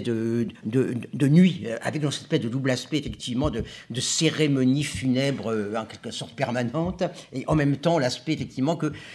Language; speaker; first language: French; native; French